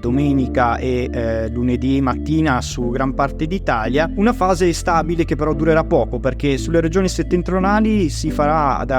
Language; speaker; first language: Italian; native; Italian